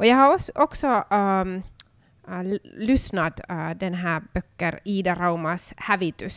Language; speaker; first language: Swedish; non-native, local second language; Finnish